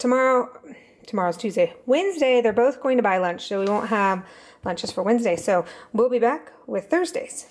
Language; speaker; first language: English; native; English